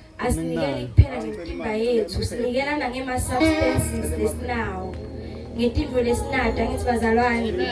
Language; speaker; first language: Zulu; non-native, local second language; Swati